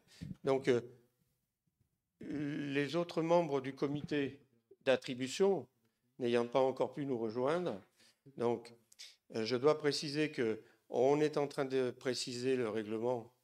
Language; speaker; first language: French; native; French